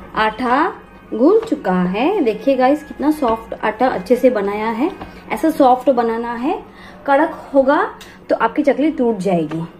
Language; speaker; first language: Hindi; non-native, local second language; Marathi